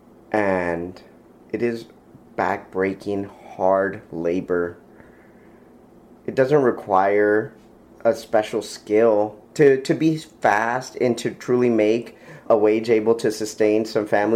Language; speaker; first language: English; early bilingual, other home language; Spanish